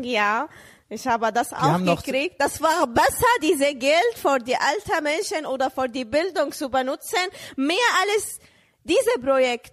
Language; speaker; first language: German; non-native, learner; Arabic